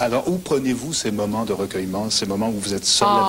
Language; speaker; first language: French; native; French